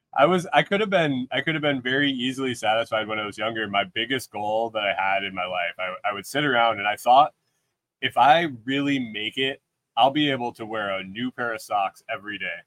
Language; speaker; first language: English; native; English